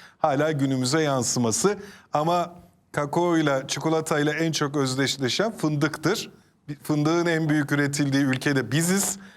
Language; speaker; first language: Turkish; native; Turkish